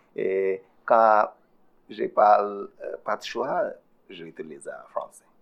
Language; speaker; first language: French; non-native, learner; Bangla